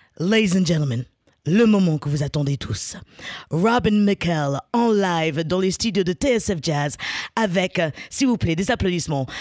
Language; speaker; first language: French; early bilingual, other home language; English